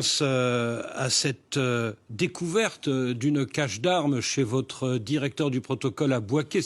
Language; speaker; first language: French; native; French